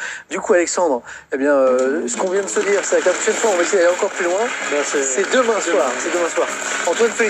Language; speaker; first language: French; native; French